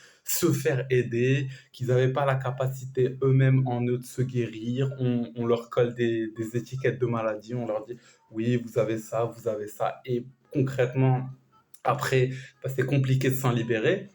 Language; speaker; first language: French; native; French